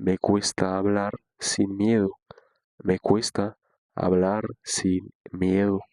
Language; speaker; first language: Spanish; non-native, fluent; Haitian Creole